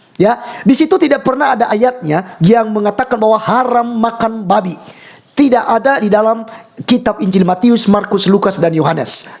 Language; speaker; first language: Indonesian; native; Indonesian